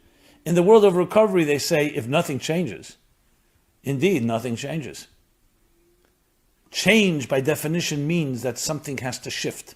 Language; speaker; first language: English; native; English